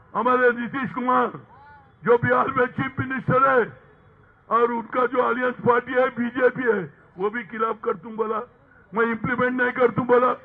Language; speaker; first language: Hindi; non-native, local second language; Telugu